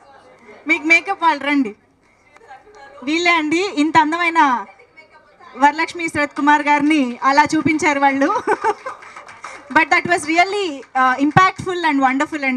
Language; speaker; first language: Telugu; native; Telugu